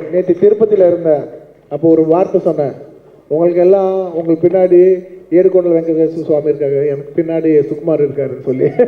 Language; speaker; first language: Tamil; non-native, fluent; Telugu